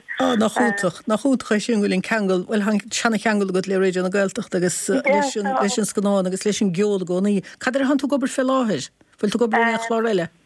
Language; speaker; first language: Irish; native; Irish